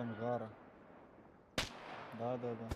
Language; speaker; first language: Russian; native; Russian